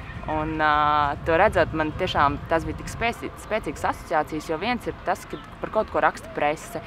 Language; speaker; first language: Latvian; native; Latvian